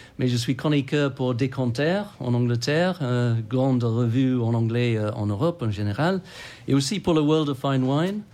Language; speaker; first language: French; non-native, fluent; English